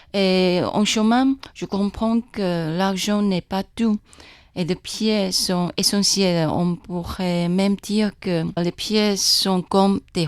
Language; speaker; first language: French; non-native, fluent; Chinese